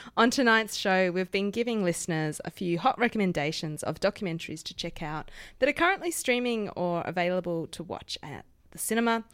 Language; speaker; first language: English; native; English